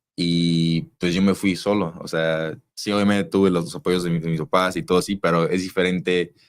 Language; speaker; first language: Spanish; early bilingual, heritage; Spanish